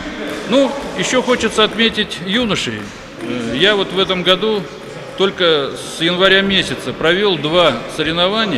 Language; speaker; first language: Russian; native; Russian